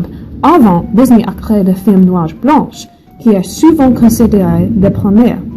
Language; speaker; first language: French; non-native, learner; English